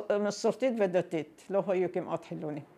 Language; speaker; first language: Hebrew; non-native, fluent; Arabic